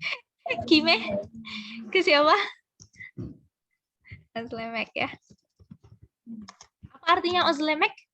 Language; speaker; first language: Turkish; non-native, fluent; Indonesian